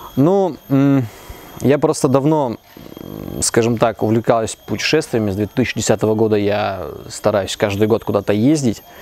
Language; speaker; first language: Russian; native; Russian